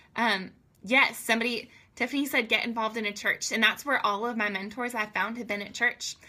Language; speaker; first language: English; native; English